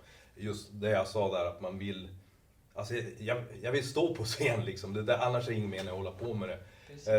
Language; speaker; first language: Swedish; native; Swedish